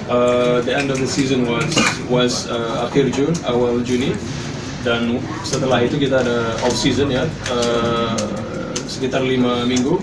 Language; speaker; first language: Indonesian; early bilingual, heritage; Indonesian